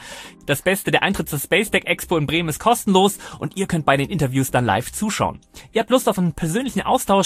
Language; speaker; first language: German; native; German